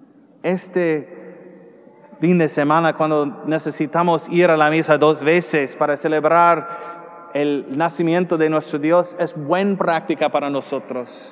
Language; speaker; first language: Spanish; non-native, learner; English